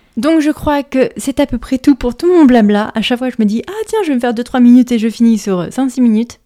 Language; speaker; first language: French; native; French